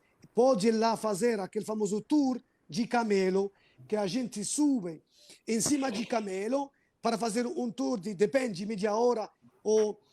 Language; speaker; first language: Portuguese; non-native, fluent; Arabic